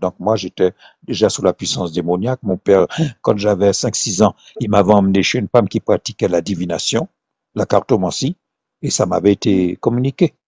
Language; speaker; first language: French; non-native, local second language; Haitian Creole